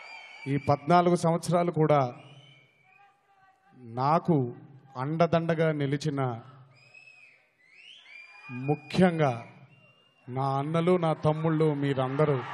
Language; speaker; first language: Telugu; native; Telugu